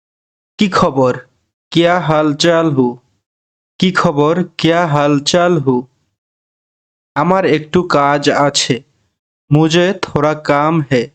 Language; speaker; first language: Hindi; non-native, fluent; Bangla